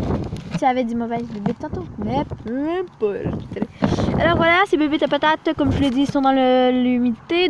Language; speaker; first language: French; native; French